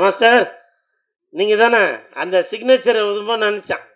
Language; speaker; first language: Tamil; native; Tamil